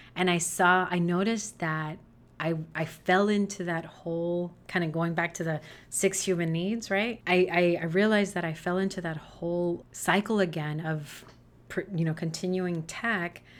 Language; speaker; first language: English; native; English